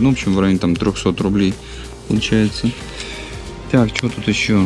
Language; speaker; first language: Russian; native; Russian